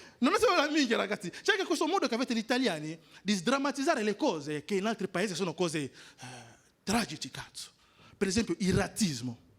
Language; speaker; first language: Italian; non-native, fluent; French